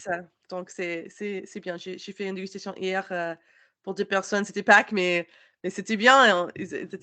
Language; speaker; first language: French; non-native, learner; English